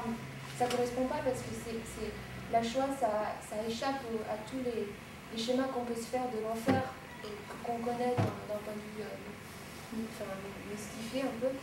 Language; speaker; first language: French; native; French